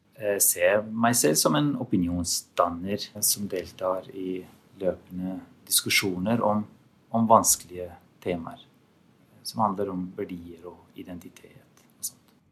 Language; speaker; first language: Norwegian; non-native, fluent; Albanian